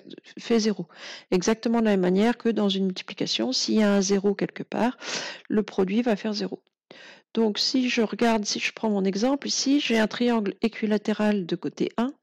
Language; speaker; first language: French; native; French